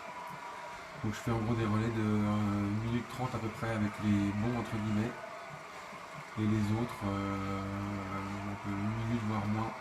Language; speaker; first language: French; native; French